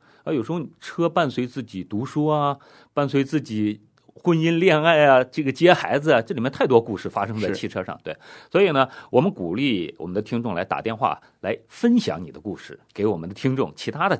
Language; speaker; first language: Chinese; native; Chinese